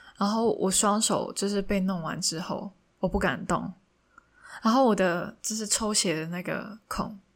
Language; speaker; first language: Chinese; non-native, local second language; Cantonese